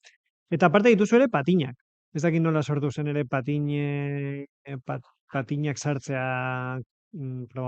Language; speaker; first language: Basque; native; Basque